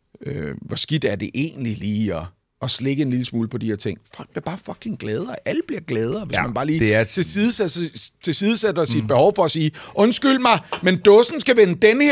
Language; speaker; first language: Danish; native; Danish